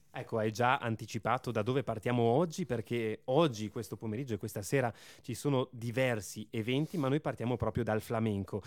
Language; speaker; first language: Italian; native; Italian